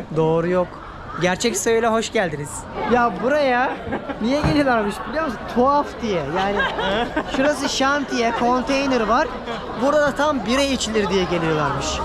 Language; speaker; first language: Turkish; native; Turkish